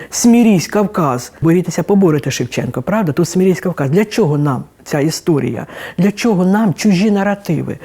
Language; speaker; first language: Ukrainian; native; Ukrainian